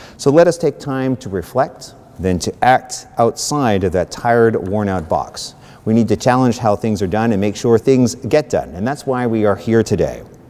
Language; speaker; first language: English; native; English